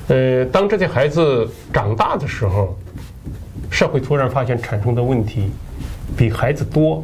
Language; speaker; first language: Chinese; native; Chinese